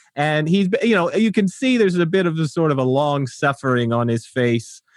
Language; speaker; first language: English; native; English